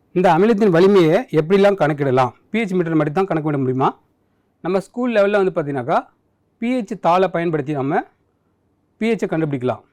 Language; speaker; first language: Tamil; native; Tamil